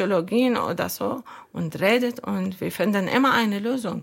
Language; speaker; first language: German; non-native, learner; Arabic